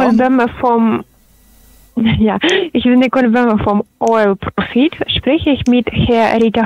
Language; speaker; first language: German; non-native, learner; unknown